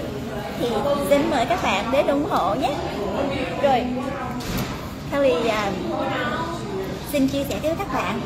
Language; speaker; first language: Vietnamese; early bilingual, heritage; Vietnamese